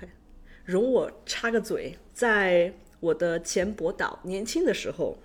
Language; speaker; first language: Chinese; native; Chinese